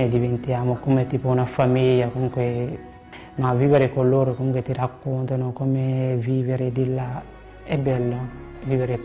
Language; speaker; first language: Italian; non-native, fluent; Wolof